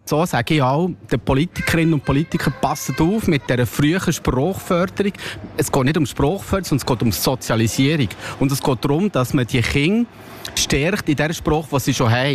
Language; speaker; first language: German; native; German